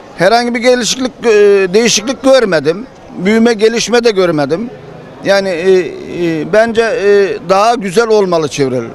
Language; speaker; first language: Turkish; native; Turkish